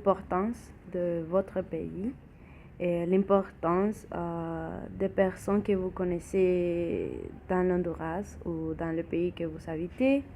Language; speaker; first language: French; non-native, learner; Spanish